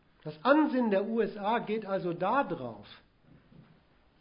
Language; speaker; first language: German; native; German